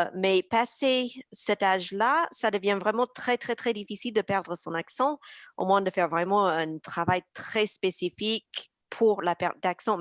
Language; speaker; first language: French; native; French